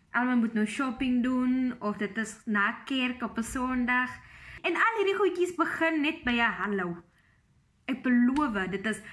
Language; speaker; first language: Afrikaans; native; Afrikaans